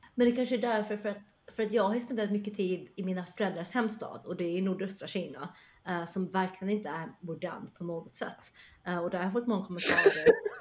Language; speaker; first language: Swedish; early bilingual, other home language; Chinese